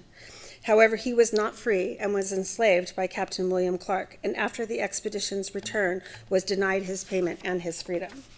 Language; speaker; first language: English; native; English